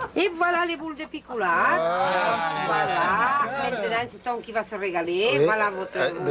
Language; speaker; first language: French; native; French